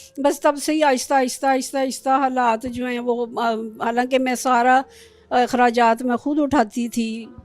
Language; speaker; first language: Urdu; non-native, local second language; Pashto